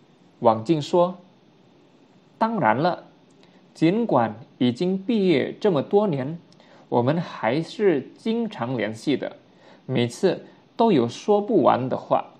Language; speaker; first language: Chinese; non-native, fluent; Indonesian